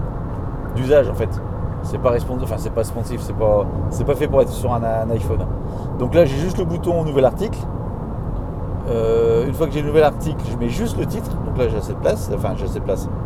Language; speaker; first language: French; native; French